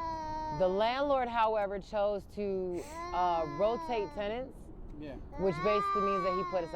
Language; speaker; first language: English; native; English